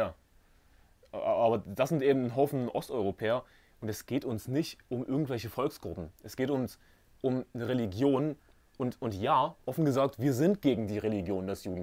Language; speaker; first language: German; native; German